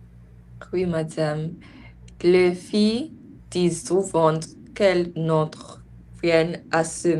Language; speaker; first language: French; non-native, learner; English